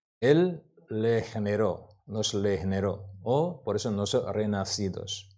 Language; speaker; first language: Spanish; non-native, learner; Korean